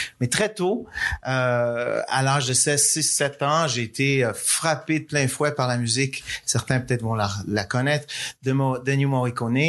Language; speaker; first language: French; native; French